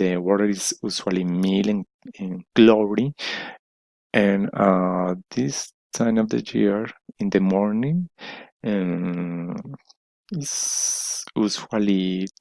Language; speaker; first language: English; non-native, learner; Spanish